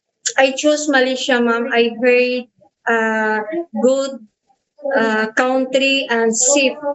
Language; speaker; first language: English; non-native, learner; Cebuano